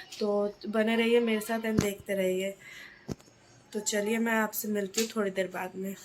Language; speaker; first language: Hindi; non-native, local second language; Bangla